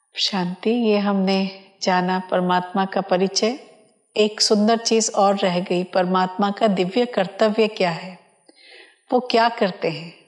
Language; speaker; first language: Hindi; non-native, local second language; Odia